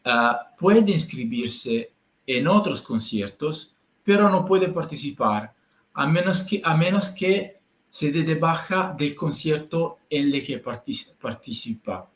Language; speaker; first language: Spanish; non-native, learner; Italian